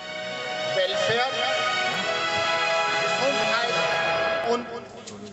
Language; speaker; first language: German; non-native, learner; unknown